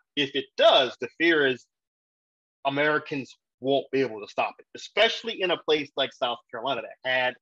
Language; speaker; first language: English; native; English